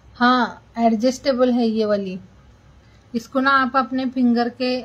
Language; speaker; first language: Hindi; non-native, local second language; Marathi